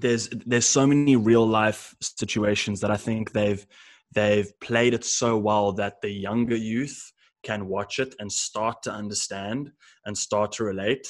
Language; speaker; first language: English; native; English